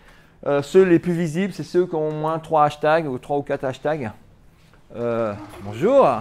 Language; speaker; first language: French; native; French